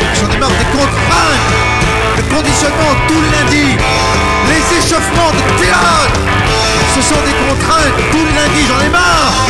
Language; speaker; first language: French; native; French